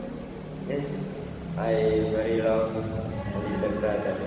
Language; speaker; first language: English; non-native, learner; Indonesian